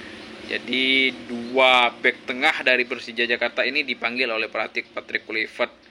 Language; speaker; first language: Indonesian; native; Indonesian